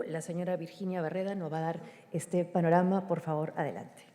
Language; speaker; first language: Spanish; native; Spanish